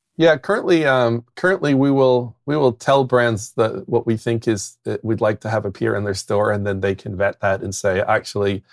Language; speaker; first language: English; native; English